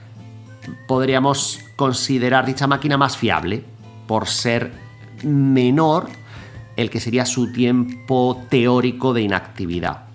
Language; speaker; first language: Spanish; native; Spanish